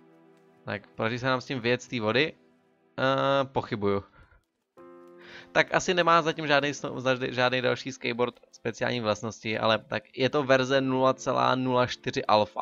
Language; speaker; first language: Czech; native; Czech